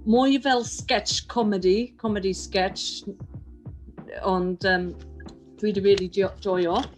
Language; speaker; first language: Welsh; non-native, learner; English